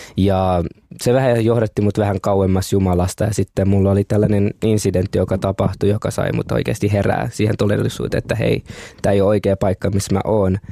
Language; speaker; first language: Finnish; early bilingual, other home language; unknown